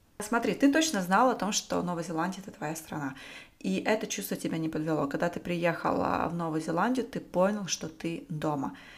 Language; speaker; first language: Russian; native; Russian